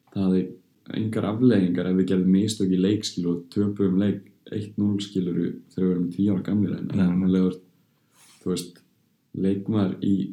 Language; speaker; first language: Icelandic; early bilingual, heritage; Icelandic